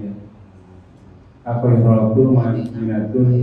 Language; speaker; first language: Arabic; non-native, learner; Indonesian